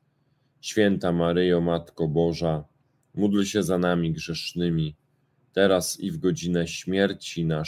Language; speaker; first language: Polish; native; Polish